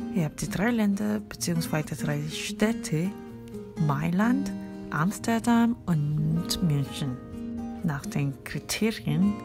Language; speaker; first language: German; non-native, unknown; Korean